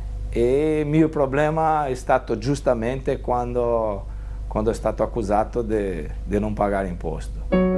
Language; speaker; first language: Italian; non-native, fluent; Portuguese